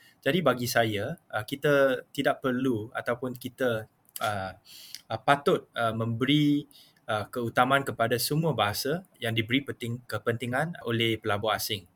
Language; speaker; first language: Malay; non-native, local second language; Chinese